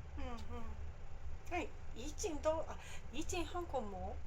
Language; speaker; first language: Cantonese; non-native, fluent; Japanese